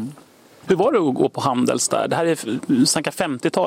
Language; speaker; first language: Swedish; native; Swedish